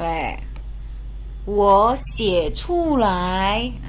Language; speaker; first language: Chinese; non-native, fluent; Indonesian